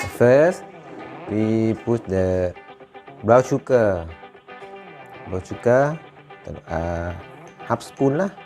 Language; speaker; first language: English; non-native, learner; Thai